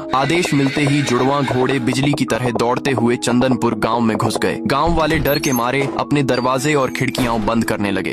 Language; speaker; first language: Hindi; native; Hindi